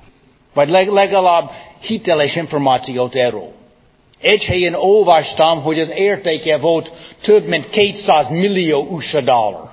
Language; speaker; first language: Hungarian; non-native, fluent; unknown